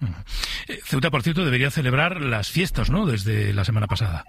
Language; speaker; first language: Spanish; native; Spanish